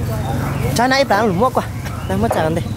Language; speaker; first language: Vietnamese; native; Vietnamese